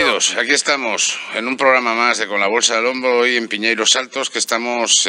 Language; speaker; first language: Spanish; native; Spanish